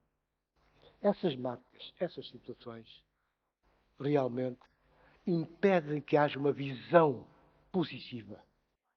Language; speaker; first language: Portuguese; non-native, local second language; Upper Guinea Crioulo